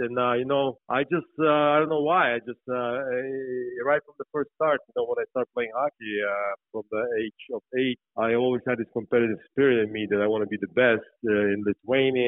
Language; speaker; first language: English; non-native, fluent; Lithuanian